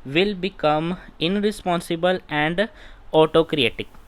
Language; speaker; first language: English; non-native, local second language; Punjabi